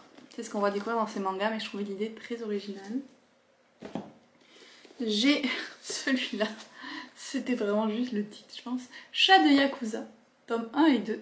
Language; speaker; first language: French; native; French